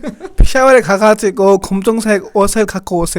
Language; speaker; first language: Korean; non-native, fluent; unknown